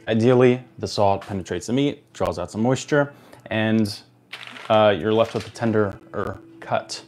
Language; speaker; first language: English; native; English